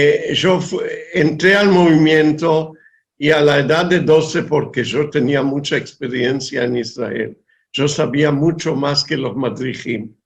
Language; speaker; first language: Spanish; non-native, fluent; Hebrew